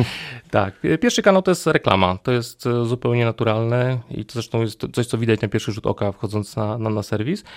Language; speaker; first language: Polish; native; Polish